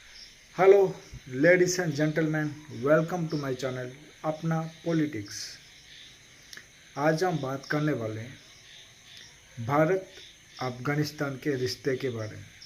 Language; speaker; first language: Hindi; non-native, local second language; Odia